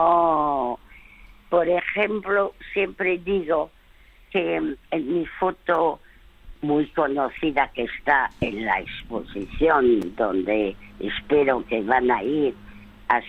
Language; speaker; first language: Spanish; early bilingual, other home language; French